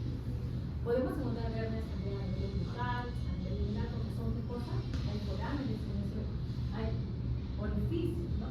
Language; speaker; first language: Spanish; native; Spanish